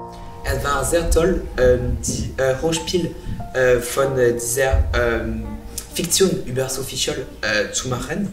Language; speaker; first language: German; non-native, learner; French